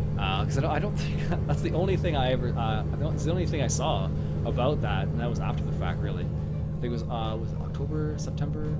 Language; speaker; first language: English; native; English